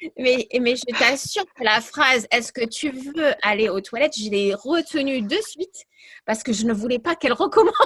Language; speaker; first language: French; early bilingual, other home language; English